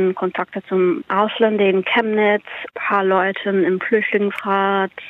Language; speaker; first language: German; non-native, learner; Persian